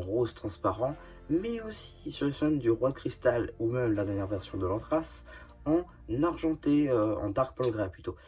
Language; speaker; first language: French; native; French